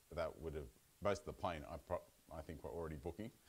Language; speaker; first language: English; native; English